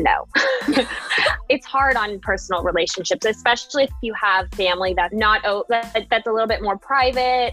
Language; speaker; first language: English; native; English